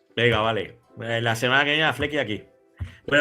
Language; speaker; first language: Spanish; native; Spanish